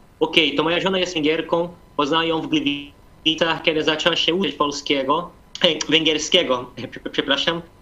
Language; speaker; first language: Polish; non-native, fluent; Portuguese